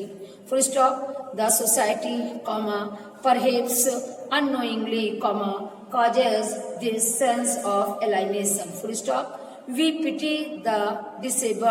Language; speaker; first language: English; non-native, local second language; Hindi